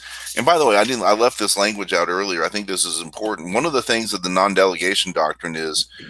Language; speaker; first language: English; native; English